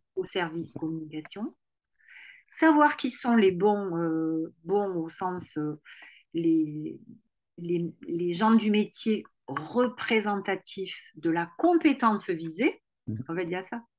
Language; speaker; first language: French; native; French